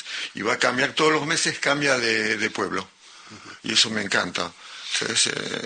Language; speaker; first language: Spanish; non-native, local second language; French